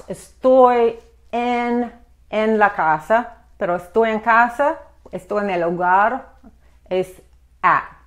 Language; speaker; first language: Spanish; non-native, fluent; English